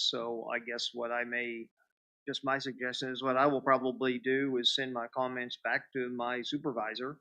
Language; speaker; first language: English; native; English